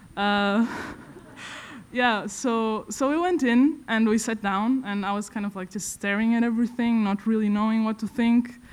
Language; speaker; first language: English; non-native, fluent; Portuguese